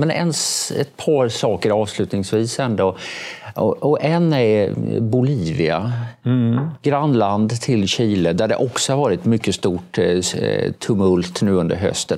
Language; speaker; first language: Swedish; native; Swedish